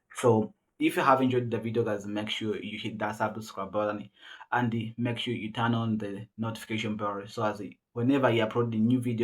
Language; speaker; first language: English; non-native, local second language; Swahili